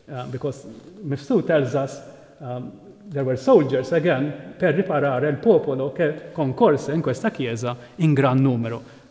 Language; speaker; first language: Italian; non-native, fluent; Maltese